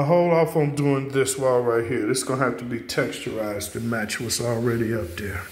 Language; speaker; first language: English; native; English